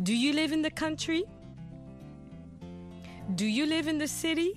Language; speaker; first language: English; non-native, fluent; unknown